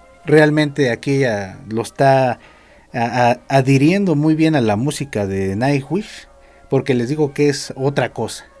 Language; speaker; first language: Spanish; native; Spanish